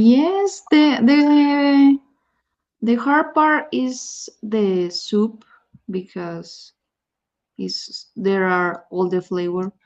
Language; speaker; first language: English; non-native, learner; Spanish